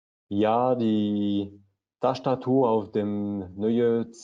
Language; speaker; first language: German; non-native, learner; French